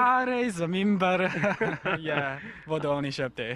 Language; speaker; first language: Hindi; non-native, learner; Chinese